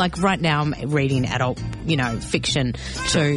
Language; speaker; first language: English; early bilingual, other home language; Greek